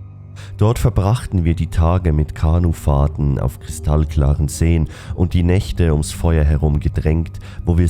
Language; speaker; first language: German; native; German